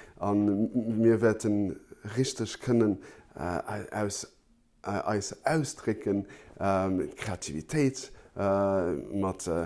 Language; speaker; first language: German; non-native, local second language; Luxembourgish